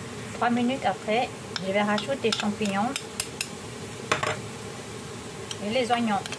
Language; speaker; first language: French; non-native, learner; Vietnamese